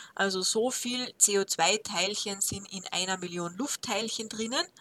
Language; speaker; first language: German; native; German